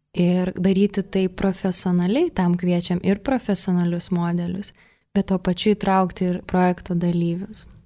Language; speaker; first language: Lithuanian; early bilingual, heritage; Russian